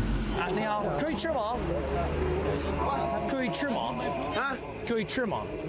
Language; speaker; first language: Chinese; non-native, learner; English